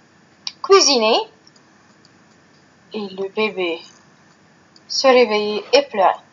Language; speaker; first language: French; non-native, fluent; Arabic